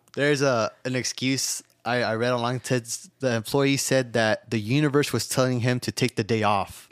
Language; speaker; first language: English; native; English